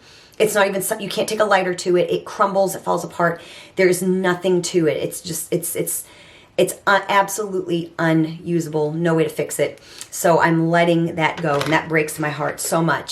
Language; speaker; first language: English; native; English